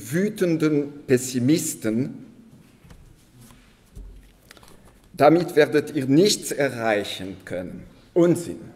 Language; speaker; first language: German; non-native, local second language; French